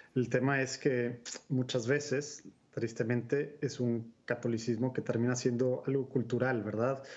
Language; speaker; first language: Spanish; native; Spanish